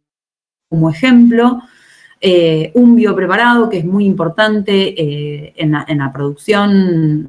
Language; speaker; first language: Spanish; native; Spanish